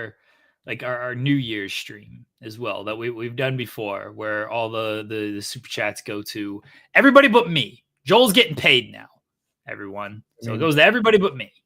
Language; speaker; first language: English; native; English